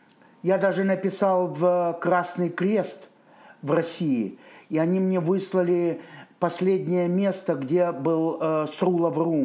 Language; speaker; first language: Russian; native; Russian